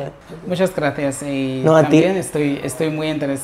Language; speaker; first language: Spanish; non-native, learner; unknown